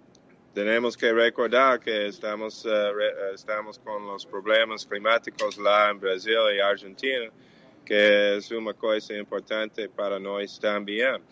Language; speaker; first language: Portuguese; non-native, fluent; English